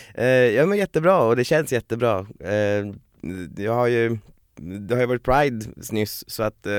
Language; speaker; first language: Swedish; native; Swedish